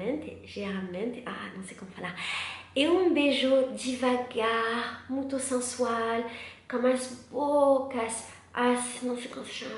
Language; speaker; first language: Portuguese; non-native, learner; French